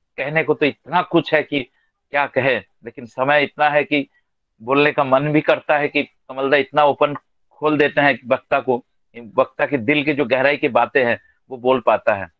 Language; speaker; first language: Hindi; non-native, local second language; Bangla